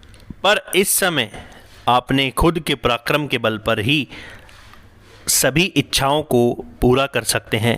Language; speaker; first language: Hindi; native; Hindi